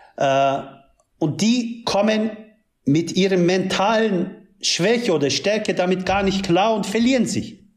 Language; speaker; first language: German; early bilingual, other home language; Turkish